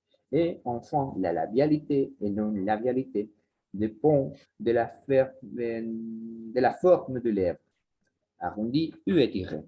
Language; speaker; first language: French; non-native, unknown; Spanish